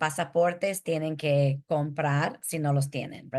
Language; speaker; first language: Spanish; early bilingual, heritage; Spanish